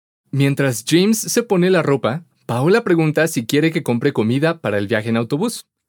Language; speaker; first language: Spanish; native; Spanish